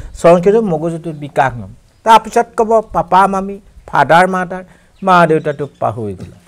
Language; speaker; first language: Assamese; non-native, local second language; Mising